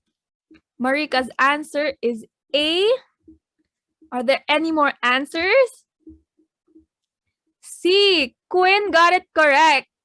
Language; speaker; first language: English; non-native, local second language; Filipino